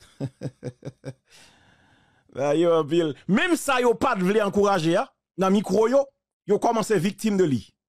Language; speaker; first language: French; non-native, local second language; Haitian Creole